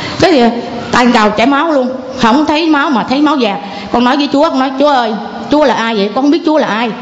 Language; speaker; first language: Vietnamese; non-native, local second language; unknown